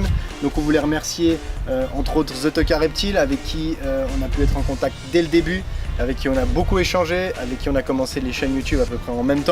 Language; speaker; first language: French; native; French